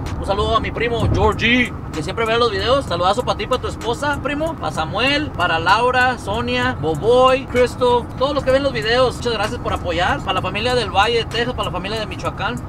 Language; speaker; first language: Spanish; early bilingual, heritage; Spanish